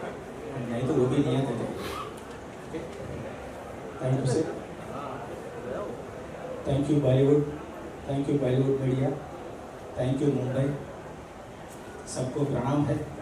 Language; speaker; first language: Hindi; non-native, local second language; Telugu